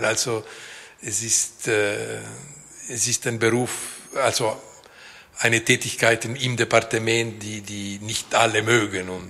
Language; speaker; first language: German; non-native, local second language; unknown